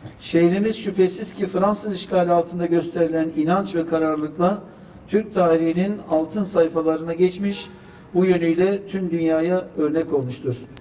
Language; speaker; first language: Turkish; native; Turkish